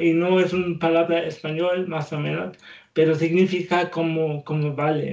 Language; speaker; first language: Spanish; non-native, learner; German